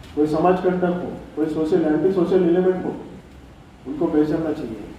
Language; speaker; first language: Hindi; non-native, local second language; Marathi